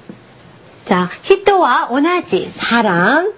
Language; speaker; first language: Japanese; non-native, fluent; Korean